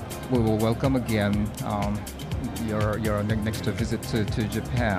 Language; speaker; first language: English; non-native, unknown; Japanese